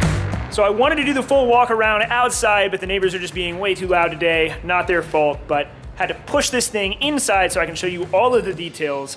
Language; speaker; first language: English; native; English